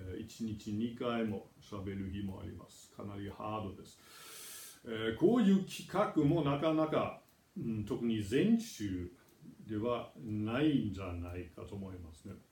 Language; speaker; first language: Japanese; non-native, fluent; German